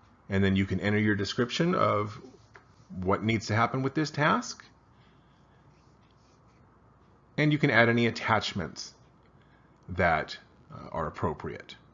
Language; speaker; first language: English; native; English